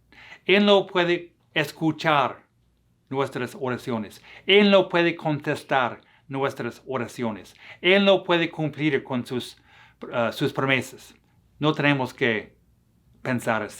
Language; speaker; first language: Spanish; non-native, fluent; English